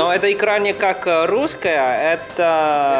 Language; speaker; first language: Russian; non-native, fluent; Chinese